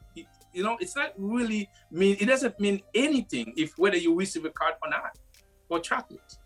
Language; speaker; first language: English; non-native, fluent; Haitian Creole